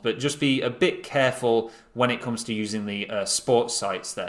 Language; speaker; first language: English; native; English